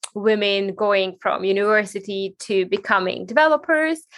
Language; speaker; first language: English; non-native, fluent; Hungarian